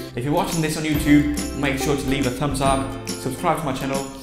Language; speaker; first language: English; native; English